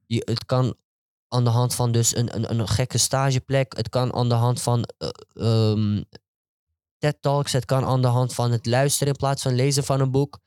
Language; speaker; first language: Dutch; early bilingual, heritage; Turkish